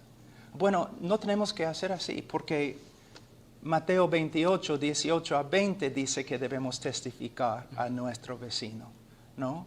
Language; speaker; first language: Spanish; non-native, fluent; English